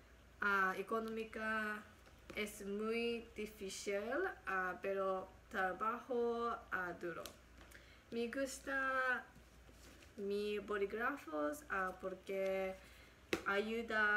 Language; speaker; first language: Spanish; non-native, learner; English